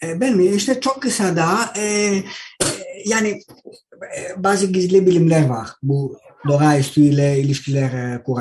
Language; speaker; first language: Turkish; non-native, learner; Greek